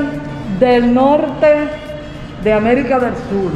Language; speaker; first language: Spanish; native; Spanish